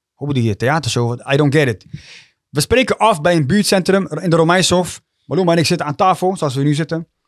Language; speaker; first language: Dutch; early bilingual, other home language; Tigrinya